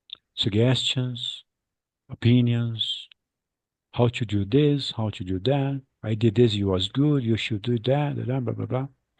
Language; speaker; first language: English; non-native, fluent; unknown